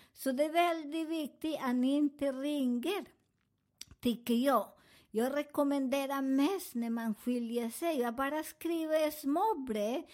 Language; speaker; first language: Swedish; non-native, fluent; Spanish